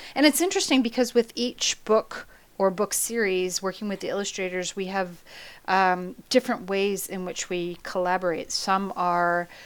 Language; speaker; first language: English; native; English